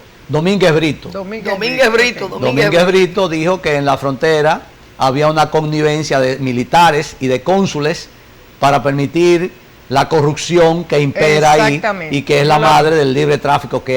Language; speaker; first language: Spanish; native; Spanish